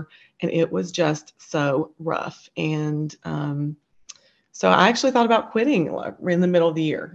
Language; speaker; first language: English; native; English